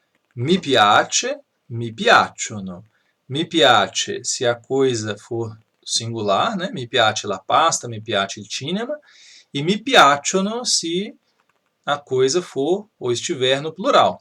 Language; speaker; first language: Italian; non-native, fluent; Portuguese